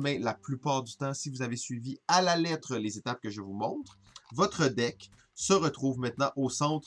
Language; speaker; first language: French; native; French